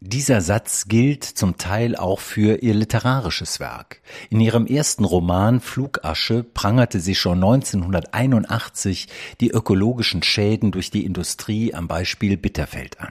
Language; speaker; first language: German; native; German